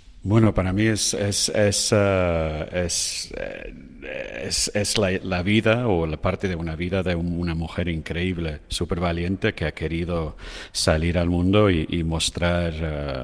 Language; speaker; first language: Spanish; non-native, fluent; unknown